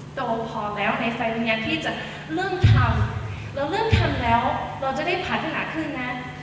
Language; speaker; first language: Thai; non-native, fluent; English